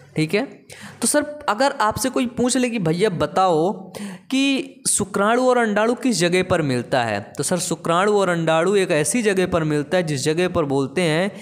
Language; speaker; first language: Hindi; native; Hindi